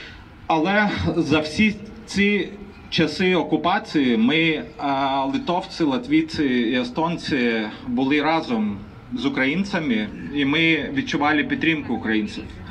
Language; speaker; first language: Ukrainian; non-native, fluent; Lithuanian